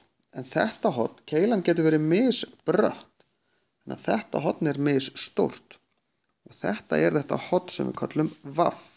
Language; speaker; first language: Icelandic; native; Icelandic